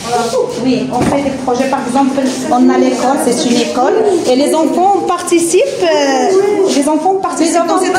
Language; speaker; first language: French; non-native, local second language; Arabic